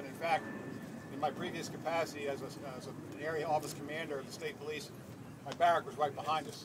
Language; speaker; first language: English; native; English